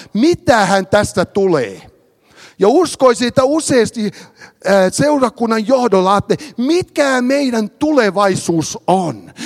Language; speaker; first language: Finnish; early bilingual, heritage; Finnish